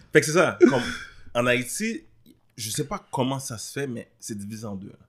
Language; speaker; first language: French; early bilingual, other home language; Haitian Creole